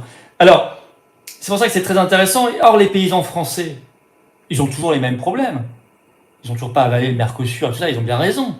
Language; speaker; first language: French; native; French